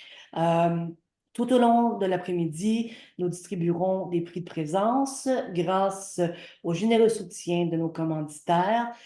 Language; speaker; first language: French; native; French